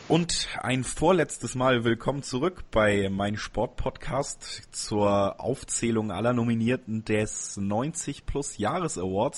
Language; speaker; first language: German; native; German